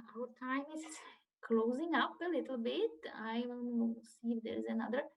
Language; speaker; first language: English; non-native, fluent; Czech